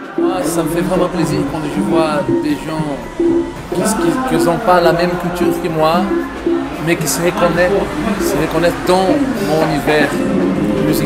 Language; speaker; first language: French; non-native, fluent; Portuguese